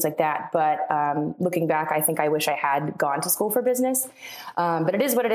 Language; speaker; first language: English; native; English